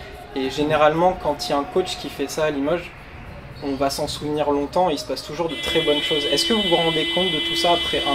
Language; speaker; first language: French; native; French